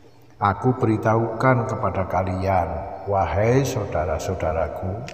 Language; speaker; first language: Indonesian; native; Indonesian